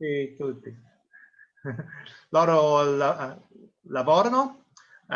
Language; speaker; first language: Italian; non-native, learner; English